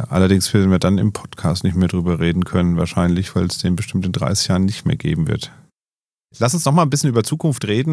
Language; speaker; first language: German; native; German